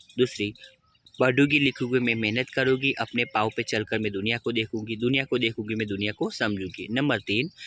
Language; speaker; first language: Hindi; non-native, local second language; Gujarati